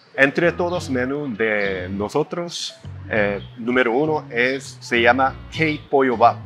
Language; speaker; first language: Spanish; non-native, fluent; Korean